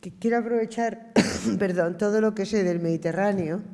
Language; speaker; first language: Spanish; native; Spanish